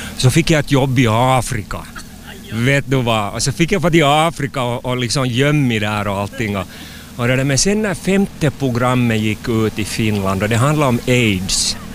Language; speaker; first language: Swedish; native; Swedish